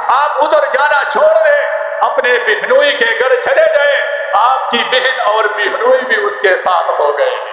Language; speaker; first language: Urdu; non-native, local second language; Pashto